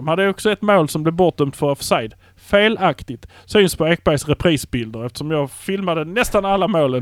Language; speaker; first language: Swedish; native; Swedish